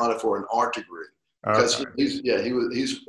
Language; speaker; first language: English; native; English